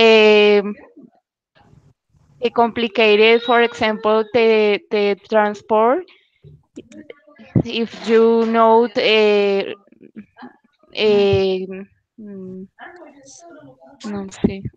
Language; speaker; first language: English; non-native, learner; Spanish